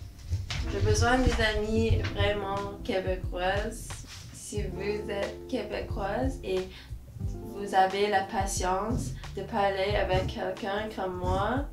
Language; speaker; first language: French; non-native, learner; English